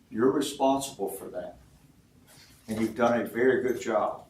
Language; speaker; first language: English; native; English